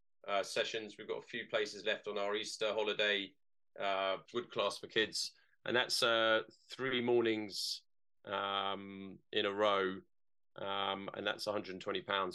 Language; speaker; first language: English; native; English